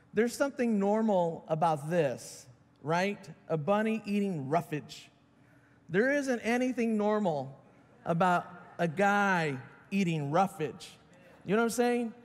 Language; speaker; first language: English; native; English